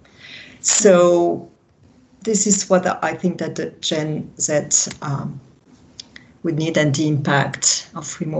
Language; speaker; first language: English; non-native, fluent; French